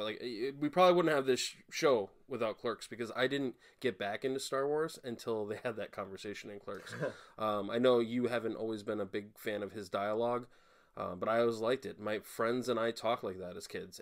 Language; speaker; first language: English; native; English